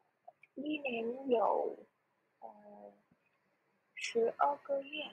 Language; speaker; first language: Chinese; non-native, learner; Vietnamese